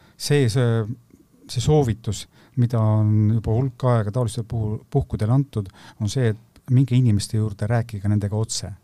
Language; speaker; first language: Estonian; native; Estonian